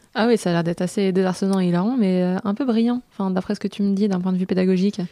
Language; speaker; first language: French; native; French